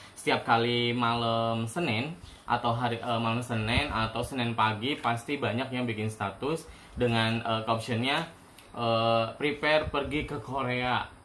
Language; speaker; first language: Indonesian; native; Indonesian